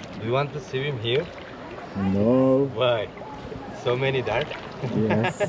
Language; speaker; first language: English; non-native, learner; Turkish